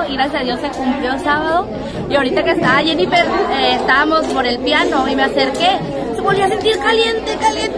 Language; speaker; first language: Spanish; native; Spanish